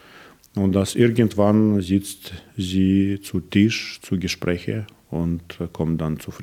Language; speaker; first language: German; non-native, learner; Russian